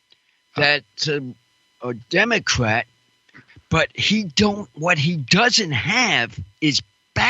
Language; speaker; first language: English; non-native, fluent; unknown